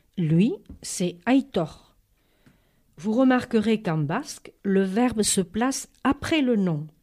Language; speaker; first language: French; native; French